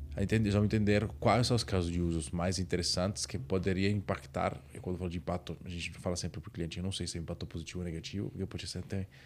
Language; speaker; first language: Portuguese; non-native, fluent; Italian